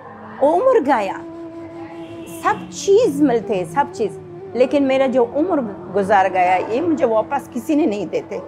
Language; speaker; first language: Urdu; non-native, fluent; Persian